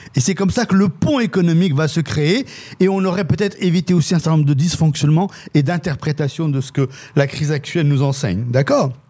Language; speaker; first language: French; native; French